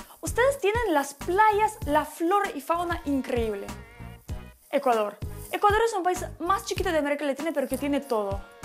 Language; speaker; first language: Spanish; non-native, fluent; Russian